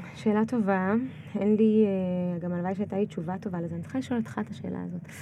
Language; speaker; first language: Hebrew; early bilingual, other home language; Russian